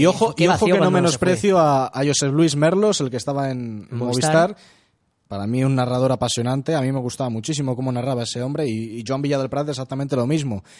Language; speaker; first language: Spanish; native; Spanish